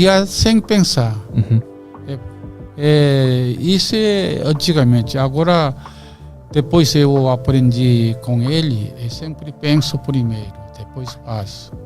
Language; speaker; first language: Portuguese; non-native, learner; Korean